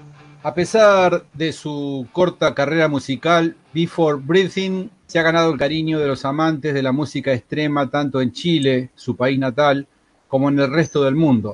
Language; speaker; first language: Spanish; native; Spanish